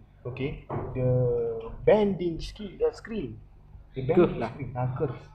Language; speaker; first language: English; non-native, local second language; Malay